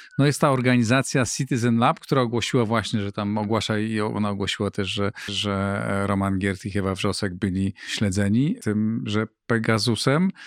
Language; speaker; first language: Polish; native; Polish